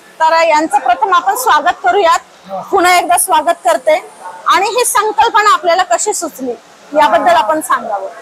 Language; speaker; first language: Marathi; native; Marathi